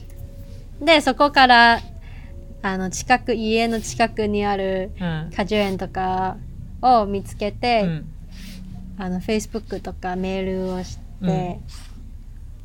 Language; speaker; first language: Japanese; non-native, fluent; Cantonese